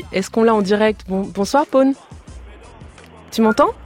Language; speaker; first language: French; native; French